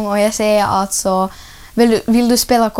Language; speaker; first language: Swedish; non-native, learner; Ukrainian